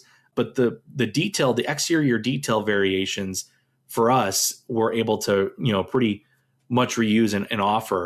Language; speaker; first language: English; native; English